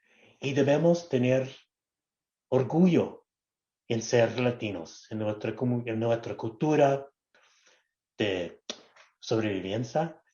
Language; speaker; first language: Spanish; non-native, local second language; English